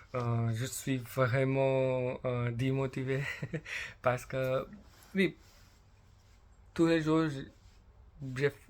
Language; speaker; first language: French; non-native, learner; English